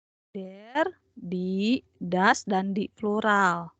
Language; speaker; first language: German; non-native, fluent; Indonesian